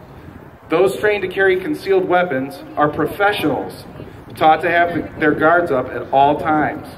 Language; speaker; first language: English; native; English